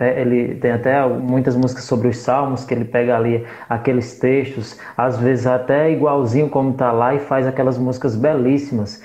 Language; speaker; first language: Portuguese; native; Portuguese